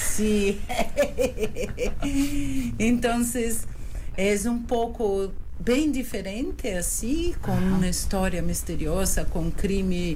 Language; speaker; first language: Spanish; non-native, learner; Portuguese